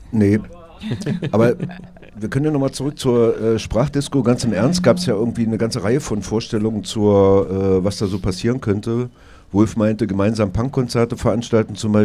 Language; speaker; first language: German; native; German